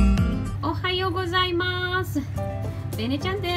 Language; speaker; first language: Japanese; non-native, fluent; Filipino